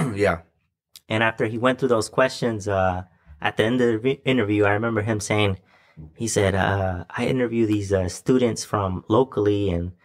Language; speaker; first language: English; native; English